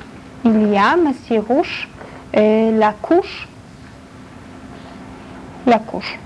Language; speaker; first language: French; non-native, learner; Polish